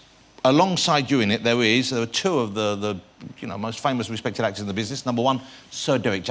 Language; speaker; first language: English; native; English